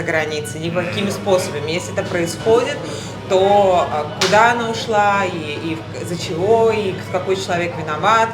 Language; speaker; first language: Russian; native; Russian